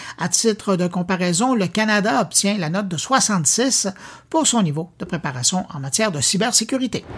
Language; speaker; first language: French; native; French